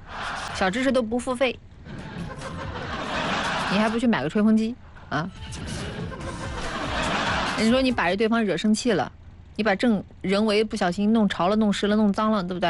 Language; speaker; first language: Chinese; native; Chinese